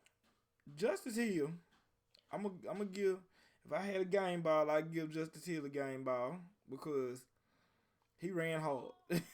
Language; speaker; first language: English; native; English